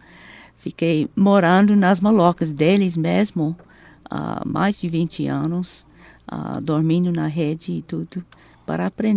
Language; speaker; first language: Portuguese; non-native, fluent; English